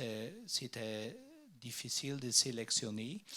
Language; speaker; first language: French; non-native, learner; Dutch